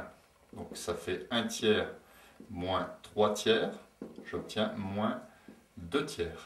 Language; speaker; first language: French; native; French